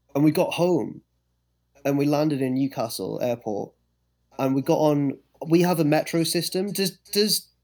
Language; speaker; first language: English; native; English